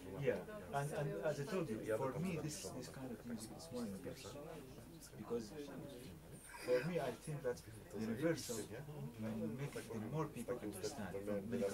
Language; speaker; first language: English; non-native, learner; Arabic